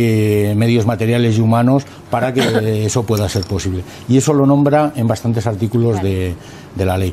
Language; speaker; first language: Spanish; native; Spanish